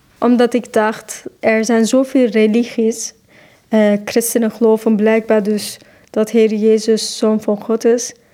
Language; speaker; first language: Dutch; non-native, fluent; Turkish